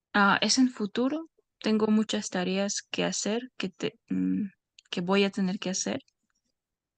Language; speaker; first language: Spanish; non-native, fluent; Russian